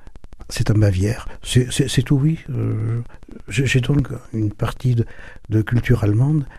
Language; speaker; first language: French; native; French